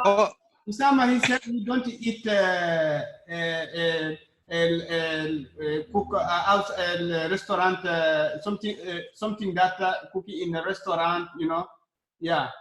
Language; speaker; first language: English; non-native, learner; Arabic